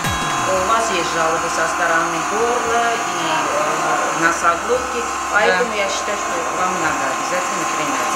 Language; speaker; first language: Russian; non-native, local second language; Armenian